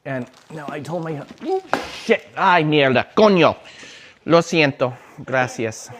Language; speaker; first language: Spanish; non-native, learner; English